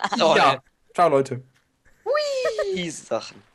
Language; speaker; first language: German; native; German